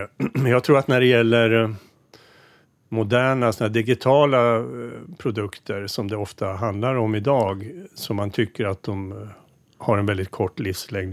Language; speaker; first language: Swedish; native; Swedish